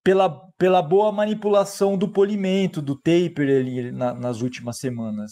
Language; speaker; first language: Portuguese; native; Portuguese